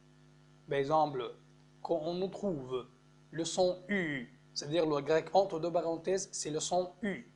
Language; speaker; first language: French; non-native, fluent; Arabic